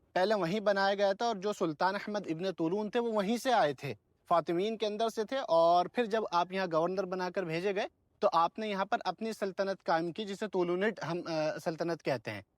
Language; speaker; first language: Urdu; native; Urdu